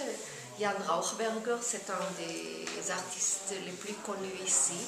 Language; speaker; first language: French; non-native, fluent; German